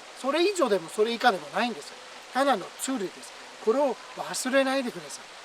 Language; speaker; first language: Japanese; non-native, fluent; Persian